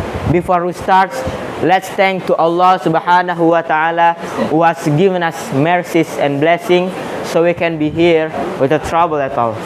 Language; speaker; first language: English; non-native, learner; Indonesian